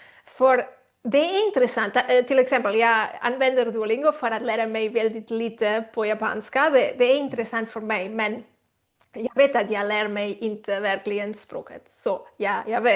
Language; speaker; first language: Swedish; non-native, learner; Spanish